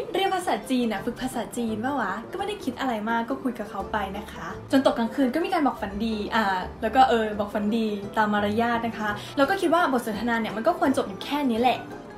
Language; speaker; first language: Thai; native; Thai